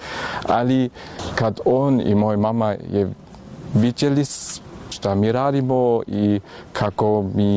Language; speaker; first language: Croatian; early bilingual, heritage; German